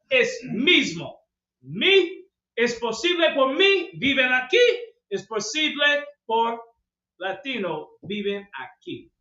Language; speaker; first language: Spanish; non-native, learner; English